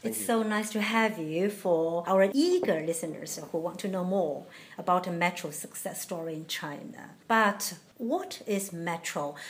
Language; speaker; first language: English; non-native, fluent; Chinese